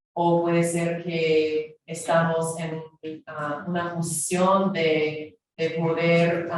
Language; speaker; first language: Spanish; non-native, fluent; English